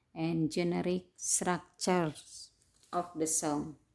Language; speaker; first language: English; non-native, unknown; Indonesian